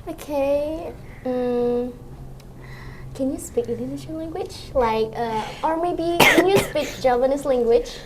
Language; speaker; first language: English; non-native, learner; Indonesian